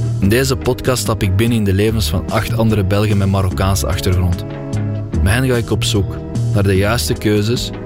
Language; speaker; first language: Dutch; early bilingual, other home language; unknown